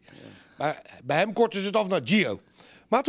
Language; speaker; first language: Dutch; native; Dutch